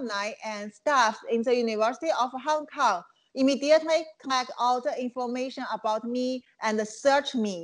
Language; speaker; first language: English; non-native, fluent; Chinese